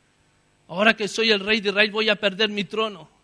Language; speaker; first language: Spanish; native; Spanish